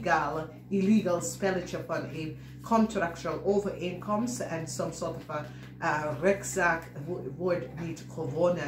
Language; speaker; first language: Dutch; non-native, learner; English